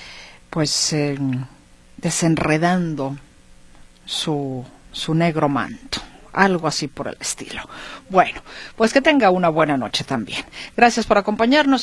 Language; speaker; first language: Spanish; native; Spanish